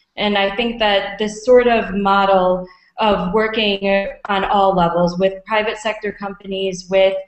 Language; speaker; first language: English; native; English